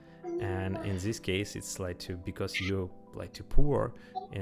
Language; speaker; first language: English; non-native, learner; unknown